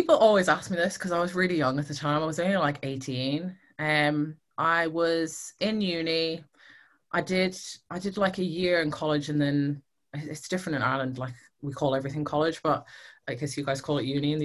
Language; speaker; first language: English; native; English